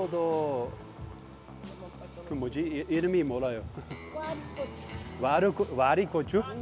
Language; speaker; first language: Korean; non-native, learner; Dutch